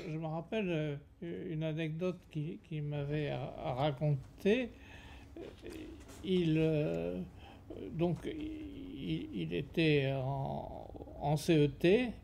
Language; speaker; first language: French; native; French